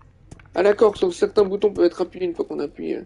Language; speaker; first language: French; native; French